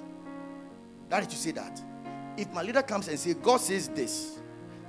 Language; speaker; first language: English; non-native, local second language; Ewe